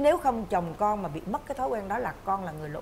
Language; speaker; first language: Vietnamese; native; Vietnamese